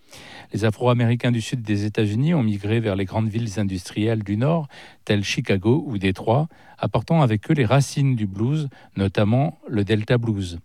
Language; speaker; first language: French; native; French